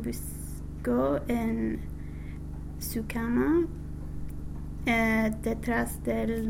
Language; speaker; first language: Spanish; non-native, learner; English